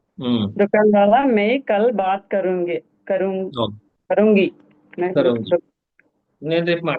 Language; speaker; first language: Hindi; non-native, learner; Telugu